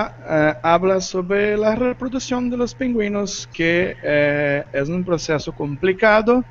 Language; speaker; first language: Spanish; non-native, learner; Portuguese